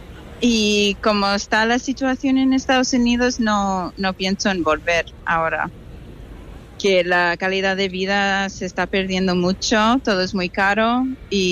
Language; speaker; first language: Spanish; non-native, fluent; English